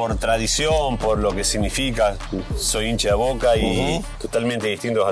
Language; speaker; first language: Portuguese; non-native, learner; Spanish